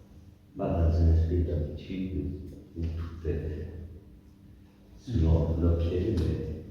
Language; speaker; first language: French; non-native, fluent; Greek